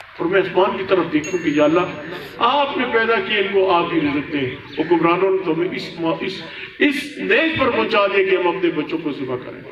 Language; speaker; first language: Urdu; non-native, local second language; Pashto